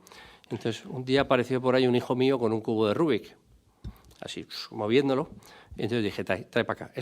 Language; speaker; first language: Spanish; native; Spanish